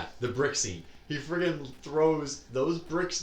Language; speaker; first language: English; native; English